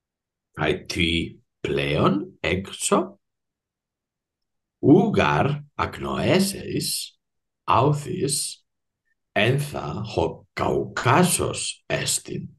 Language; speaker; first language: Greek; non-native, fluent; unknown